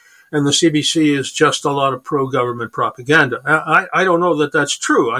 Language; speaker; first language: English; native; English